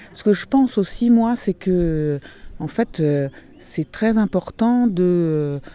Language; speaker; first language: French; non-native, fluent; Portuguese